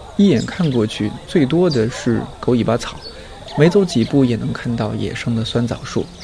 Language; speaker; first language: Chinese; native; Chinese